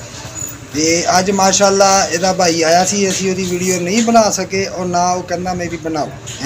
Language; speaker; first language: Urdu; non-native, local second language; Punjabi